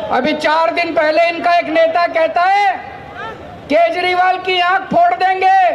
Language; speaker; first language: Hindi; native; Hindi